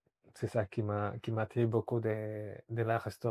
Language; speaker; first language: French; non-native, fluent; Spanish